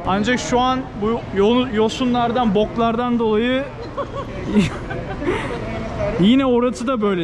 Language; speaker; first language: Turkish; native; Turkish